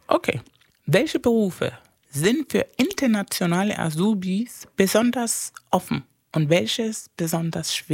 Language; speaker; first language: German; non-native, fluent; Spanish